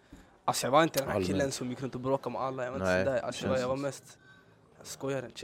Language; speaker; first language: Swedish; early bilingual, other home language; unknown